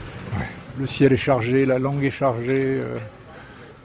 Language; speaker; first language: French; native; French